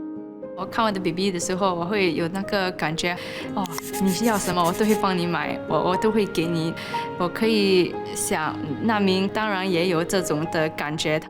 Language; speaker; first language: Chinese; non-native, local second language; English